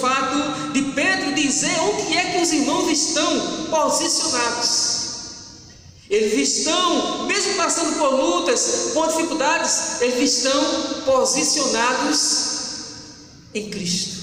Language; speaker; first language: Portuguese; native; Portuguese